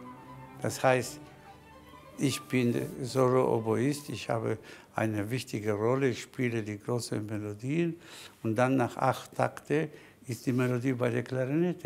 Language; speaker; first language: German; non-native, fluent; Spanish